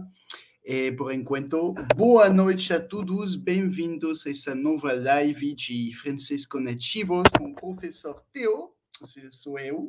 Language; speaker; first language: Portuguese; non-native, fluent; French